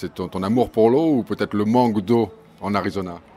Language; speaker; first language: French; native; French